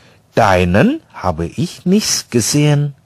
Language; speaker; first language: German; non-native, fluent; Indonesian